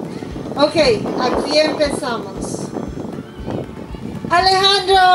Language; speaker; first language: Spanish; non-native, fluent; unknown